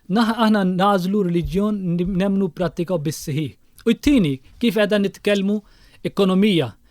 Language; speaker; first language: Maltese; non-native, fluent; Urdu